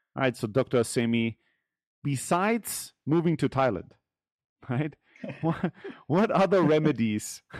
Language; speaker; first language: English; early bilingual, heritage; German